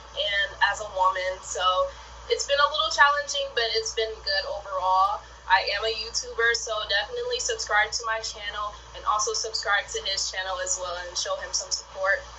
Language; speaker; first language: English; native; English